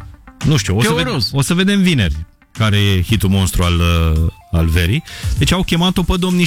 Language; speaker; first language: Romanian; native; Romanian